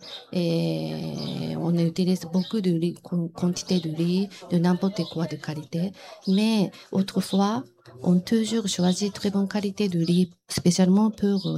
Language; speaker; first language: French; non-native, learner; Japanese